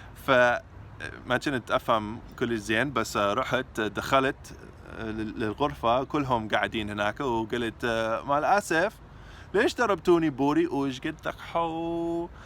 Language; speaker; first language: Arabic; non-native, fluent; English